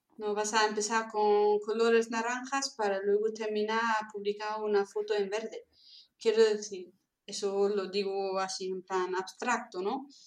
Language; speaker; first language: Spanish; non-native, fluent; German